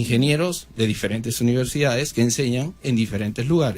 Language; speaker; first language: Spanish; native; Spanish